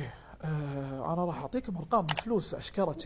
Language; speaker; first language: Arabic; native; Arabic